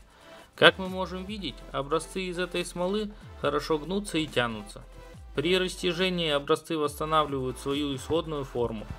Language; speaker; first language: Russian; native; Russian